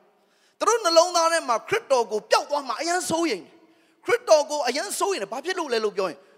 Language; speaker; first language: Burmese; non-native, local second language; Tedim Chin